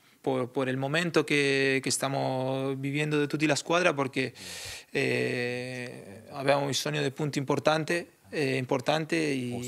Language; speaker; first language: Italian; non-native, learner; Spanish